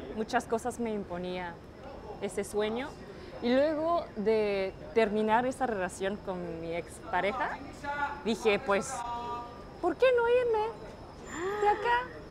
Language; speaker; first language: Spanish; non-native, fluent; Japanese